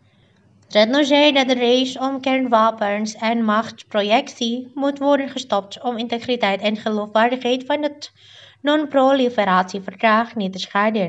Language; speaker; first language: Dutch; non-native, learner; Indonesian